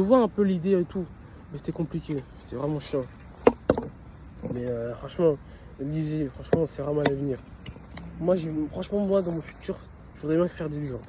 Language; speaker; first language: French; native; French